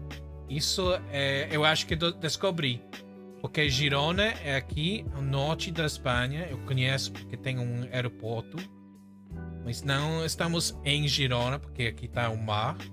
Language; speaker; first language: Portuguese; non-native, fluent; English